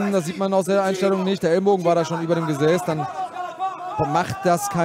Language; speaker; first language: German; native; German